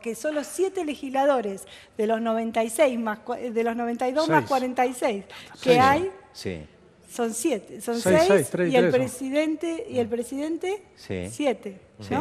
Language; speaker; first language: Spanish; native; Spanish